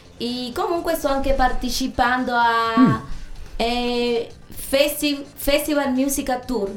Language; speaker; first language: Italian; non-native, fluent; Spanish